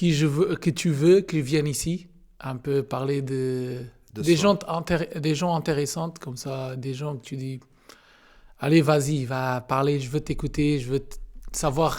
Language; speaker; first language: French; non-native, learner; Portuguese